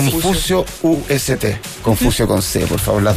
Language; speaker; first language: Spanish; native; Spanish